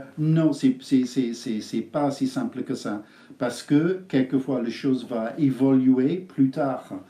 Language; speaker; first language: French; non-native, fluent; English